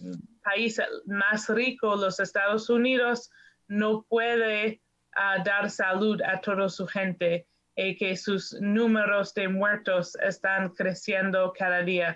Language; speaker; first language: Spanish; non-native, learner; English